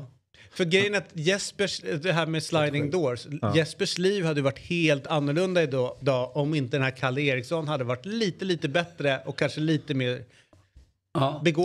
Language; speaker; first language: Swedish; native; Swedish